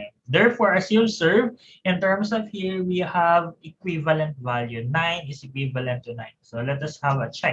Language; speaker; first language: English; non-native, local second language; Filipino